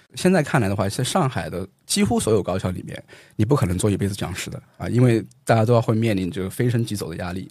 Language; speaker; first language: Chinese; native; Chinese